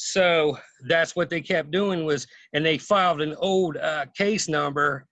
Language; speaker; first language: English; native; English